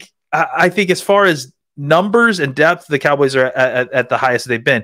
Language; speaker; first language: English; native; English